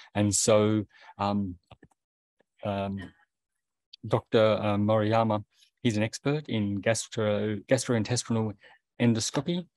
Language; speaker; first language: English; native; English